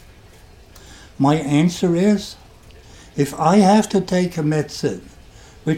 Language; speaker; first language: English; non-native, fluent; German